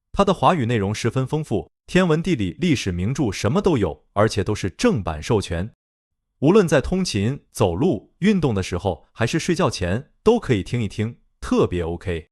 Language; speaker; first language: Chinese; native; Chinese